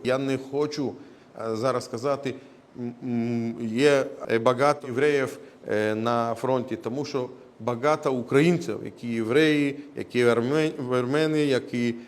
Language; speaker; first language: Ukrainian; non-native, local second language; Russian